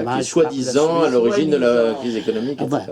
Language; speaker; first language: French; native; French